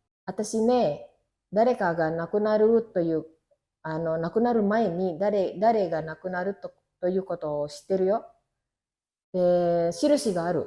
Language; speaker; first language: Japanese; non-native, fluent; Indonesian